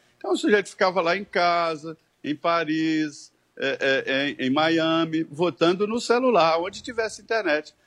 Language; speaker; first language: Portuguese; native; Portuguese